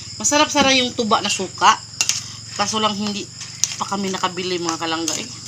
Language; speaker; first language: Filipino; native; Filipino